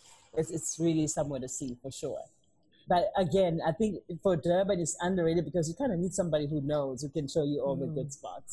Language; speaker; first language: English; non-native, local second language; Zulu